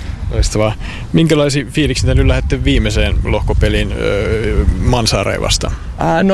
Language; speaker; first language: Finnish; native; Finnish